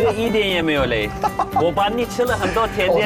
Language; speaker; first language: Chinese; non-native, fluent; Turkish